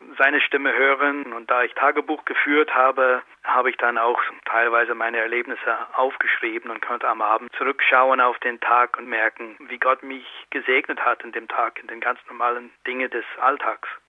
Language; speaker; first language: German; non-native, fluent; English